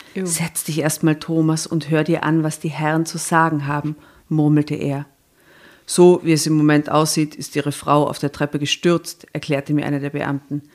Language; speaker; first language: German; early bilingual, other home language; Serbian